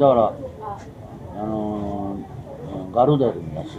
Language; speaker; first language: Japanese; native; Japanese